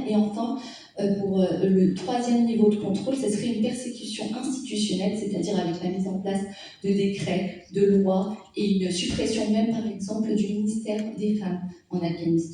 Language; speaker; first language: French; native; French